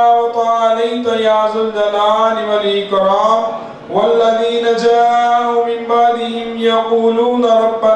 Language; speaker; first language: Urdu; non-native, local second language; Punjabi